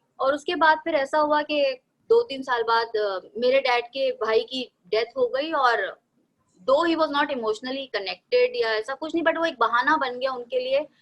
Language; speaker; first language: Hindi; native; Hindi